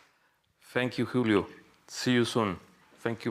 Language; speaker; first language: English; non-native, fluent; Spanish